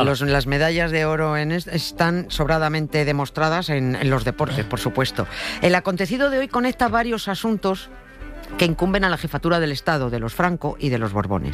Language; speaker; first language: Spanish; native; Spanish